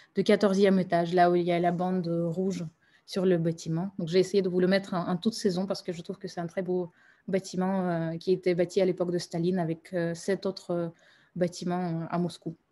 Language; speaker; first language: French; non-native, fluent; Russian